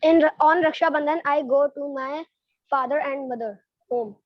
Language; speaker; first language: English; non-native, learner; Hindi